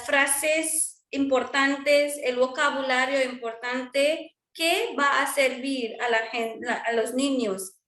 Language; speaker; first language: Spanish; non-native, fluent; Marwari